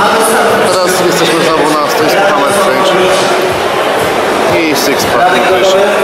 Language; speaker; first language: Polish; native; Polish